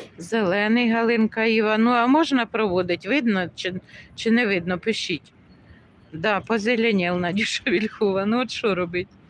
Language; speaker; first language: Ukrainian; native; Ukrainian